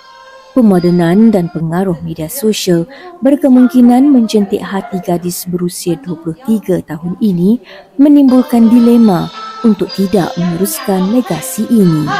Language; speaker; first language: Malay; native; Malay